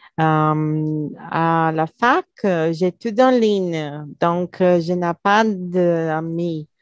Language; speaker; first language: French; non-native, learner; Portuguese